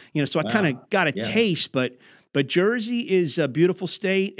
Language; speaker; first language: English; native; English